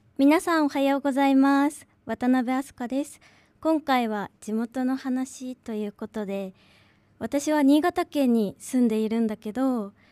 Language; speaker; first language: Japanese; native; Japanese